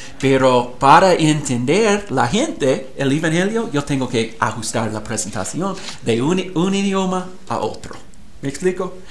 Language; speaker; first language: Spanish; non-native, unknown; English